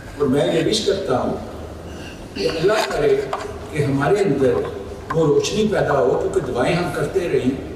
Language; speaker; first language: Urdu; non-native, local second language; Punjabi